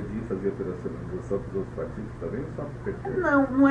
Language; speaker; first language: Portuguese; native; Portuguese